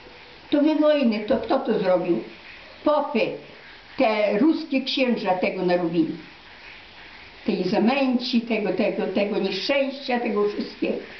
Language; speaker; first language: Polish; non-native, local second language; Ukrainian